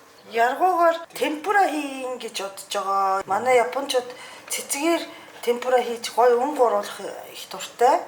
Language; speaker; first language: Mongolian; non-native, fluent; Japanese